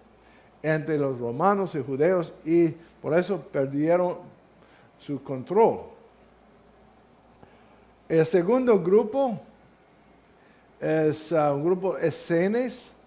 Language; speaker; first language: Spanish; non-native, learner; English